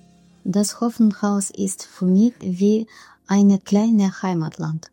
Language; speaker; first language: German; non-native, learner; Russian